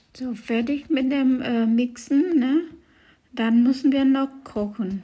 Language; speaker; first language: German; non-native, learner; Thai